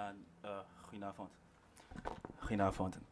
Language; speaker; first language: Dutch; non-native, learner; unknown